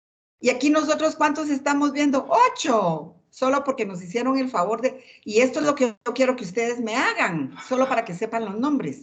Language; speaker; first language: Spanish; native; Spanish